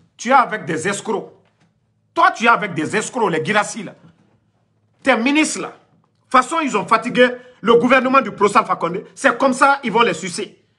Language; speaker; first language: French; non-native, local second language; Mandingo